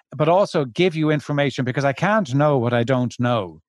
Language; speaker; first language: English; native; English